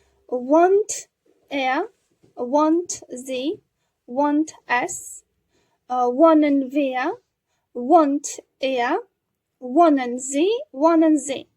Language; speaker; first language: German; non-native, learner; Georgian